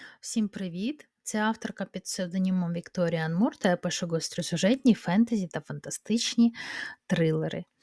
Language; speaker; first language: Ukrainian; non-native, local second language; Russian